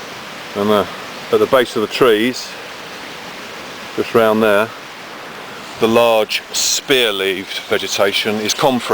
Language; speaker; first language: English; native; English